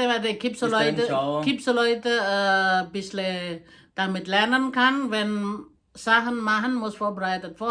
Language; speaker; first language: German; non-native, learner; Indonesian